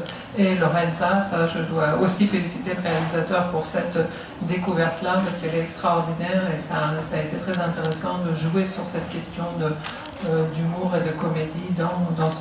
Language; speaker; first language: French; native; French